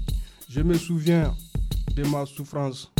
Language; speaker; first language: French; non-native, learner; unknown